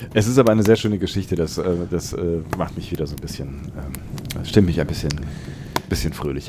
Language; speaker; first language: German; native; German